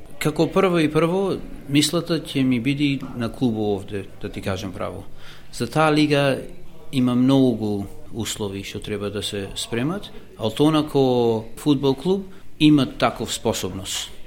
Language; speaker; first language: Macedonian; early bilingual, heritage; Macedonian